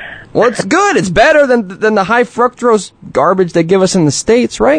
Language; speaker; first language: English; native; English